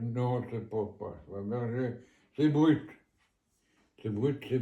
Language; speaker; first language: French; native; French